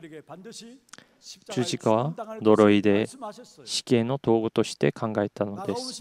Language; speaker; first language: Japanese; non-native, fluent; Korean